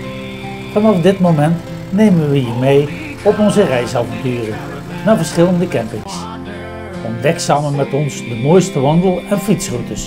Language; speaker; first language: Dutch; native; Dutch